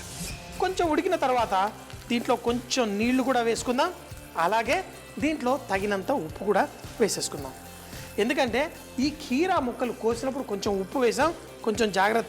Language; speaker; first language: Telugu; native; Telugu